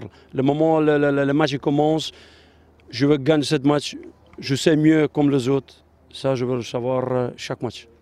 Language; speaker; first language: French; non-native, learner; Albanian